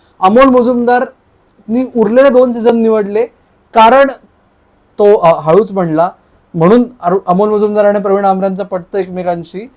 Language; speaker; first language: Marathi; native; Marathi